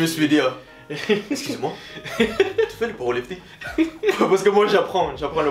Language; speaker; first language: French; non-native, learner; Filipino